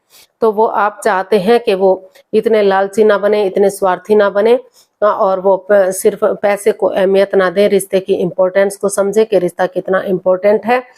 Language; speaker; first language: Hindi; native; Hindi